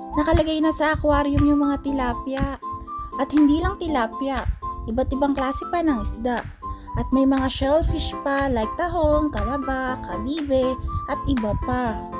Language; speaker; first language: Filipino; native; Filipino